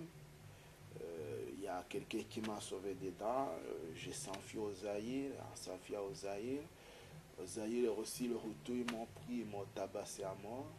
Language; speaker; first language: French; non-native, fluent; Kinyarwanda